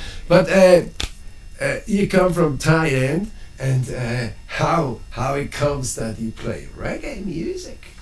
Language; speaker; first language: English; non-native, learner; German